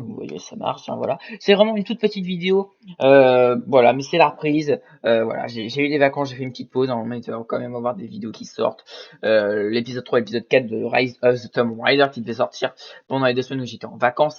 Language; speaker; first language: French; native; French